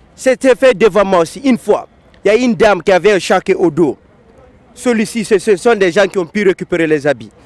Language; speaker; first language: French; non-native, local second language; Fula